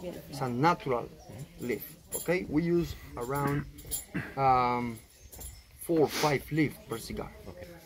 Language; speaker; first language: English; non-native, learner; Spanish